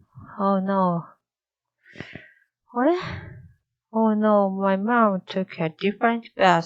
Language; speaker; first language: English; non-native, learner; Japanese